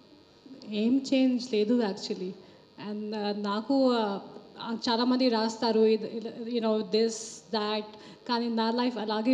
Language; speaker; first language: Telugu; non-native, local second language; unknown